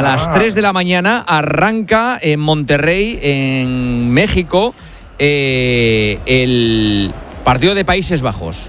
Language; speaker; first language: Spanish; native; Spanish